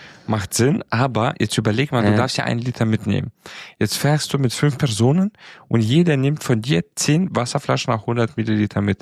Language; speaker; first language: German; non-native, fluent; Romanian